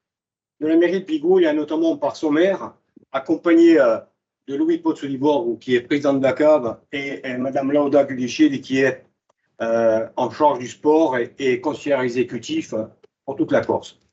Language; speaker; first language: French; native; French